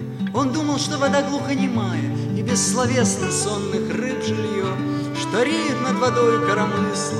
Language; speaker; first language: Russian; native; Russian